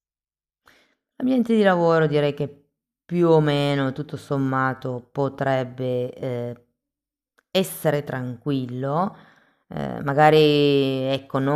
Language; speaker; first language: Italian; native; Italian